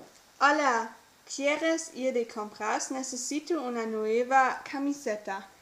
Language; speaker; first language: Spanish; non-native, learner; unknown